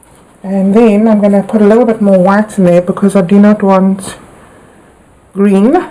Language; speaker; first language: English; native; English